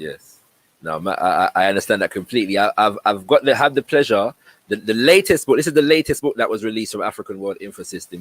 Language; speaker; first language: English; native; English